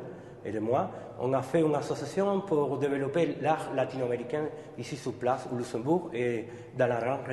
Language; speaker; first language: French; non-native, fluent; Spanish